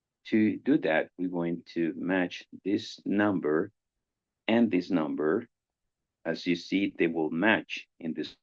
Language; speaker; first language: English; non-native, fluent; Spanish